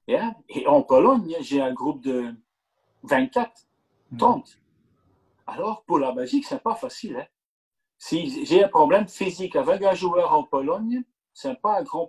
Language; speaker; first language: French; non-native, local second language; Dutch